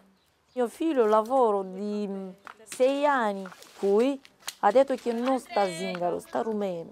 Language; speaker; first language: Italian; non-native, local second language; Romanian